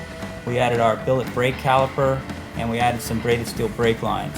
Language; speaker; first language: English; native; English